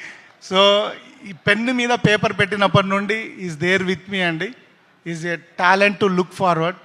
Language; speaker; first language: Telugu; native; Telugu